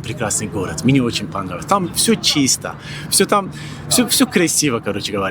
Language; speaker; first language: Russian; non-native, learner; Turkish